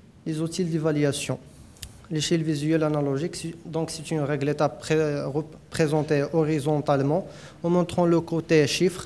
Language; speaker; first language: French; non-native, local second language; Arabic